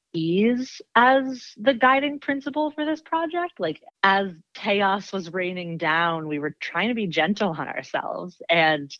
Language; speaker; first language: English; native; English